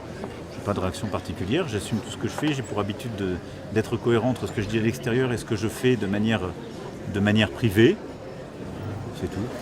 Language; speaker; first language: French; native; French